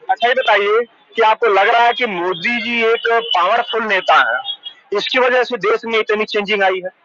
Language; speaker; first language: Hindi; native; Hindi